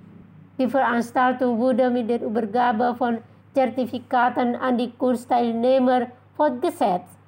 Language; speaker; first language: German; non-native, fluent; Indonesian